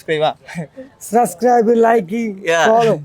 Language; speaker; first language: Malayalam; non-native, learner; Tamil